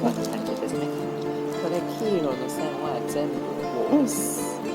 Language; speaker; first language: Japanese; non-native, learner; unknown